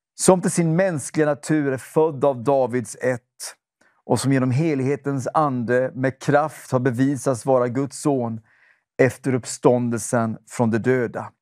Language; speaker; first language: Swedish; native; Swedish